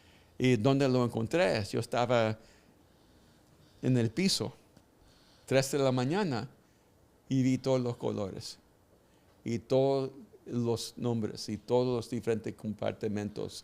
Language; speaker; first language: Spanish; early bilingual, heritage; Spanish